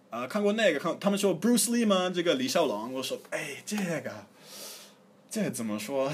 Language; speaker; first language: Chinese; non-native, fluent; English